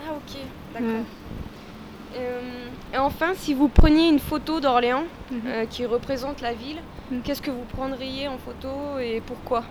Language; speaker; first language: French; native; French